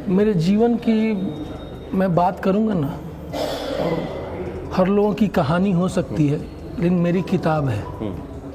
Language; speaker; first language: Hindi; non-native, local second language; Bhojpuri